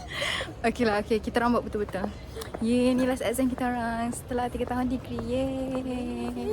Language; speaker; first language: Malay; native; Malay